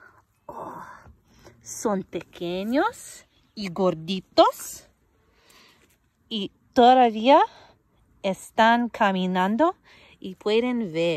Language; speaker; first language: Spanish; non-native, fluent; English